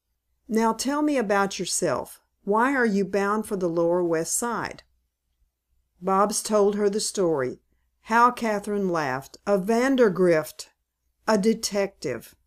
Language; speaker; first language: English; native; English